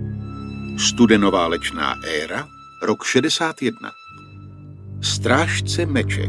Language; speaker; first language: Czech; native; Czech